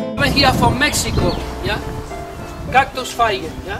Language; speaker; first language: German; non-native, fluent; Spanish